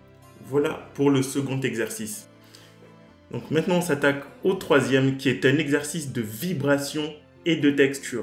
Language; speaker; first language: French; native; French